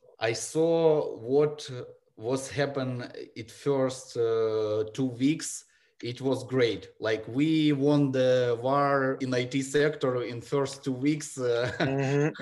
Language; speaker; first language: English; non-native, learner; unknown